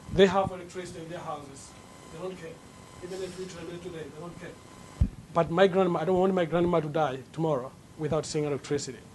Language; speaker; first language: English; non-native, local second language; Nyanja